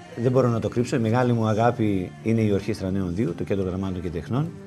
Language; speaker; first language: Greek; native; Greek